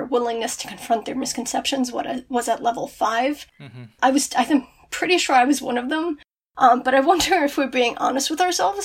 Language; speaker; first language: English; native; English